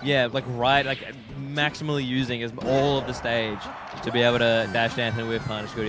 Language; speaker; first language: English; native; English